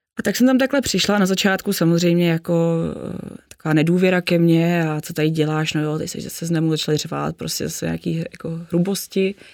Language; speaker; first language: Czech; native; Czech